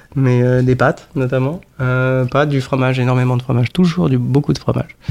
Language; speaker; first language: French; native; French